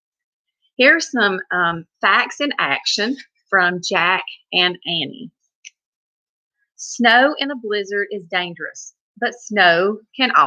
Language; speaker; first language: English; native; English